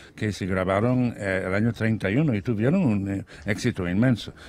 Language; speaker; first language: Spanish; non-native, fluent; English